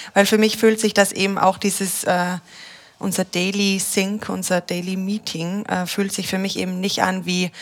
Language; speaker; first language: German; native; German